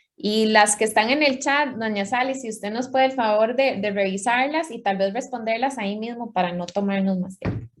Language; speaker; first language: Spanish; native; Spanish